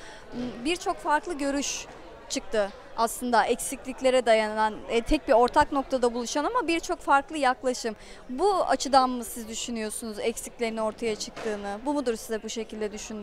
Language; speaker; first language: Turkish; native; Turkish